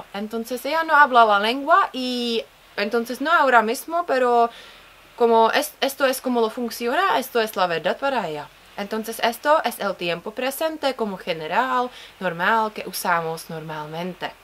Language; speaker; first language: Spanish; non-native, fluent; Czech